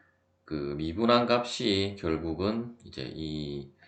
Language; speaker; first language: Korean; native; Korean